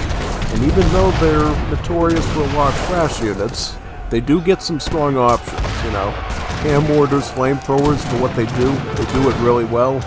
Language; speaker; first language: English; native; English